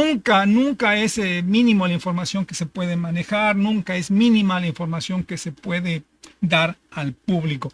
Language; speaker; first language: Spanish; native; Spanish